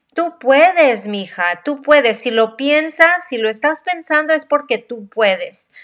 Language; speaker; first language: Spanish; early bilingual, heritage; Spanish